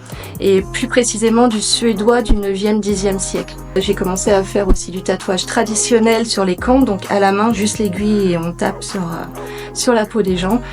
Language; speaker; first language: French; native; French